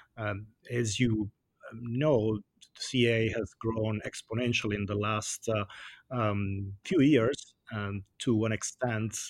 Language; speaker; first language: English; non-native, fluent; Italian